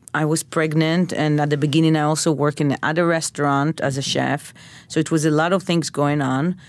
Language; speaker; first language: English; non-native, fluent; Hebrew